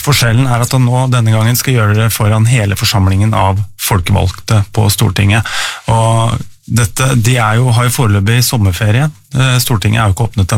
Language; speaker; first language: Norwegian; native; Norwegian